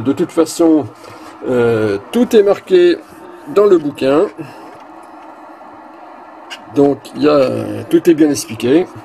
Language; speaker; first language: French; native; French